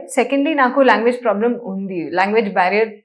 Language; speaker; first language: Telugu; non-native, local second language; Hindi